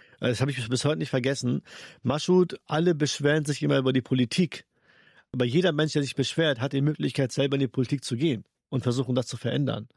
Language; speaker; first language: German; early bilingual, other home language; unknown